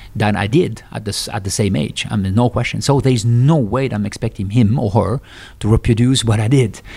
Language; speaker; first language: English; non-native, fluent; French